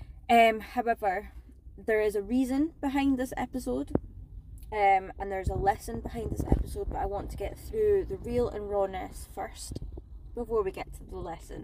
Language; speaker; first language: English; native; English